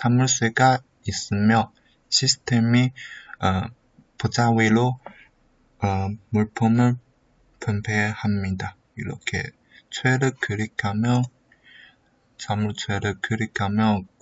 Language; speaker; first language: Korean; non-native, learner; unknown